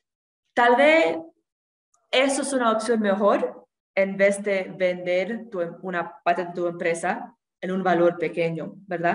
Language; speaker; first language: Spanish; non-native, fluent; English